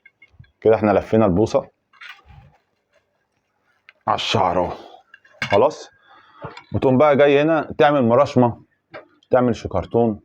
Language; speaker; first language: Arabic; native; Arabic